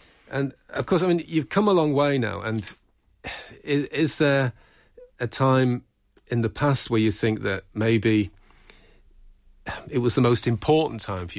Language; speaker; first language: English; native; English